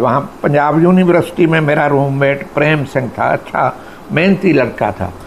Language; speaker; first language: Hindi; non-native, local second language; Punjabi